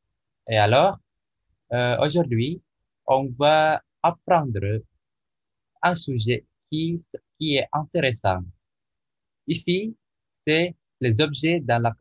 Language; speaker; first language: French; non-native, learner; Indonesian